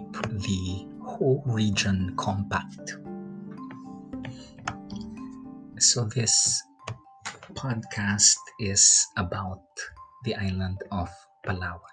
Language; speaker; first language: English; non-native, local second language; Filipino